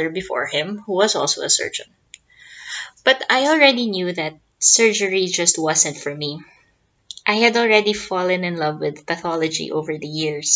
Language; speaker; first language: English; non-native, local second language; Filipino